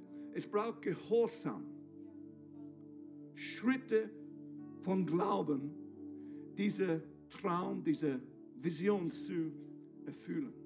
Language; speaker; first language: German; non-native, fluent; English